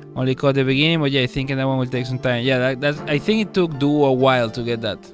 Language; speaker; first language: English; early bilingual, other home language; Spanish